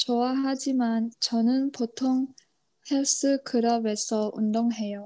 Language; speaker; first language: Korean; non-native, learner; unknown